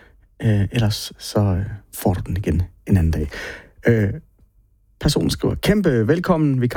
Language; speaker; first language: Danish; native; Danish